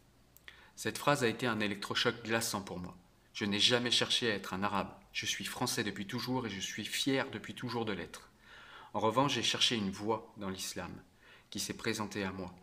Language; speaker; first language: French; native; French